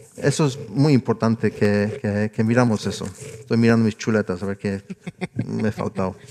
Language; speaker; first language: Spanish; non-native, fluent; English